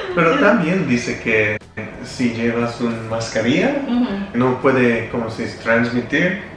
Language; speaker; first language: Spanish; non-native, learner; English